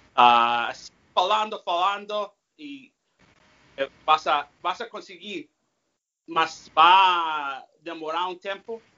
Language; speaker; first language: Portuguese; non-native, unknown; English